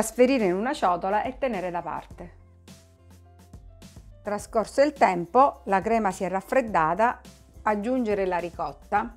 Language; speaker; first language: Italian; native; Italian